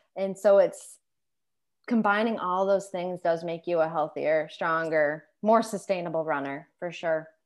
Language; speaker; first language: English; native; English